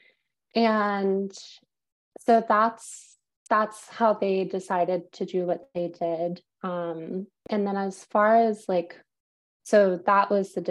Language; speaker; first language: English; native; English